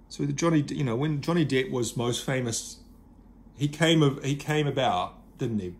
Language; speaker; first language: English; native; English